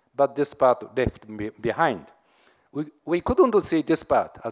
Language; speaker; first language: English; non-native, learner; Japanese